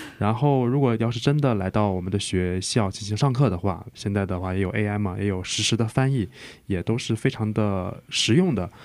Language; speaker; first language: Chinese; early bilingual, heritage; Chinese